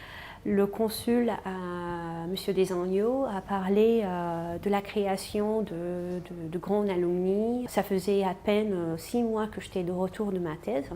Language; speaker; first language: French; non-native, fluent; Arabic